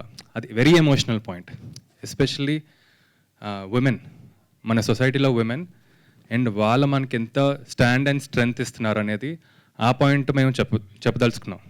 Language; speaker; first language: Telugu; native; Telugu